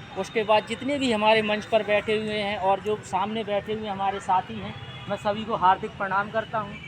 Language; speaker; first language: Hindi; native; Hindi